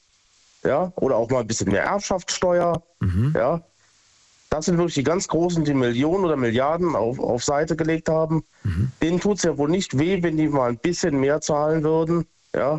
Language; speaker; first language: German; native; German